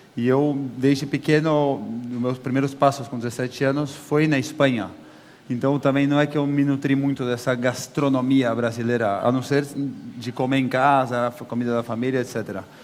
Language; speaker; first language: Portuguese; native; Portuguese